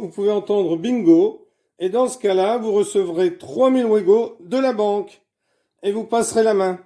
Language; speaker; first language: French; native; French